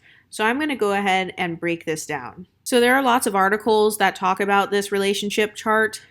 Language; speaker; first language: English; native; English